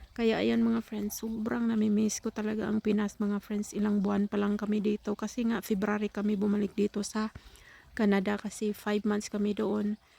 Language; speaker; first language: Filipino; non-native, local second language; Cebuano